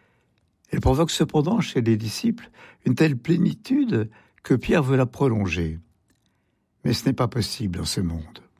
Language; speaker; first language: French; native; French